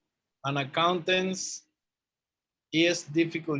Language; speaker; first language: English; non-native, learner; Spanish